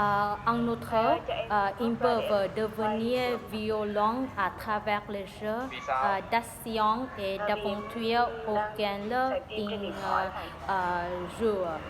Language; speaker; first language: French; non-native, learner; Vietnamese